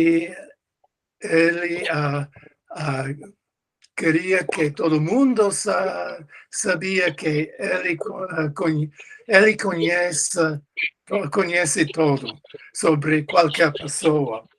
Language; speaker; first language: Portuguese; non-native, learner; English